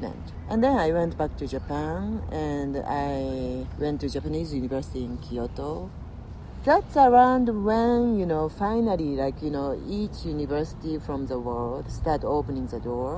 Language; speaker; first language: English; non-native, fluent; Japanese